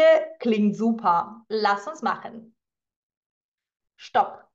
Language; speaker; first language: German; non-native, fluent; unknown